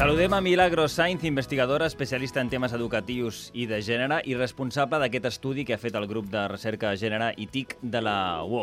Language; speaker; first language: Catalan; native; Catalan